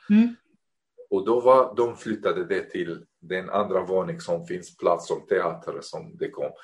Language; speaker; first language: Swedish; non-native, fluent; Arabic